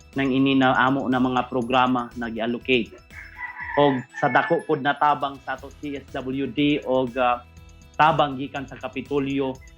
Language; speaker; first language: Cebuano; native; Cebuano